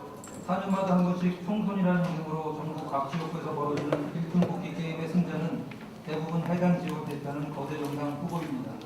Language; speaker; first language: Korean; native; Korean